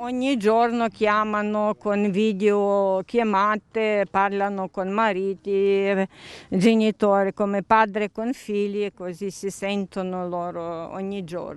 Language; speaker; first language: Italian; non-native, learner; Ukrainian